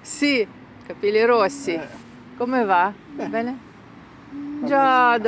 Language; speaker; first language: Italian; non-native, learner; Ukrainian